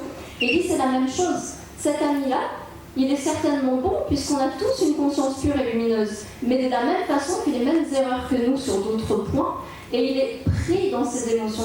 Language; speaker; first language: French; native; French